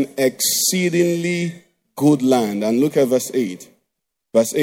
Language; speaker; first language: English; non-native, local second language; Igbo